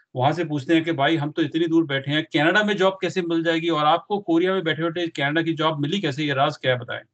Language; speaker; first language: Hindi; non-native, local second language; Punjabi